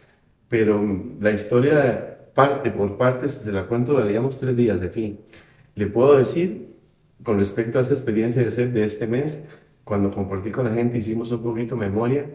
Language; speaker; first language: Spanish; native; Spanish